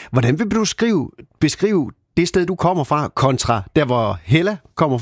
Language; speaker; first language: Danish; native; Danish